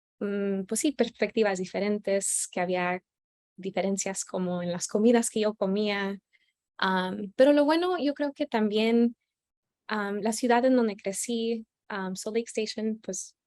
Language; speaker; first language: Spanish; early bilingual, heritage; Spanish